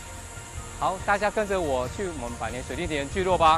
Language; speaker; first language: Chinese; native; Chinese